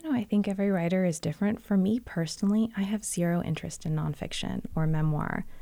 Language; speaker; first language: English; native; English